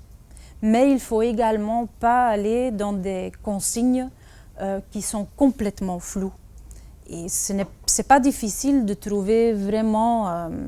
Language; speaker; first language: French; non-native, fluent; Dutch